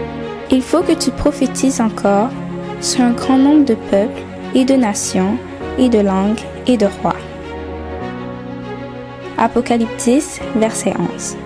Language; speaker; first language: French; non-native, local second language; Haitian Creole